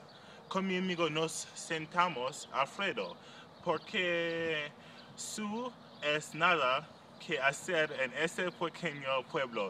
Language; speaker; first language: Spanish; non-native, learner; English